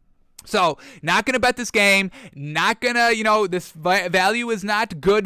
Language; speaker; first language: English; native; English